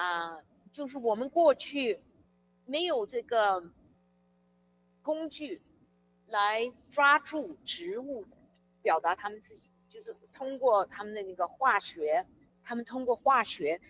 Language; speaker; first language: Chinese; early bilingual, heritage; English